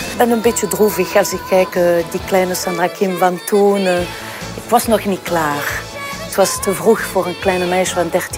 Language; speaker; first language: Dutch; non-native, local second language; French